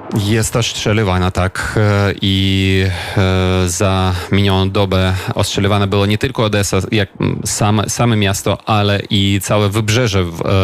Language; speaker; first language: Polish; non-native, fluent; Ukrainian